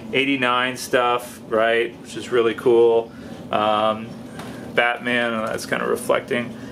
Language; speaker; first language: English; native; English